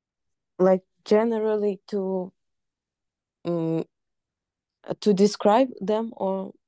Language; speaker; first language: English; non-native, fluent; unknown